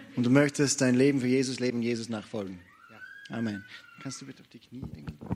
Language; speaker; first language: German; native; German